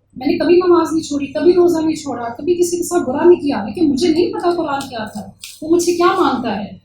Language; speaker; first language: Urdu; early bilingual, heritage; Urdu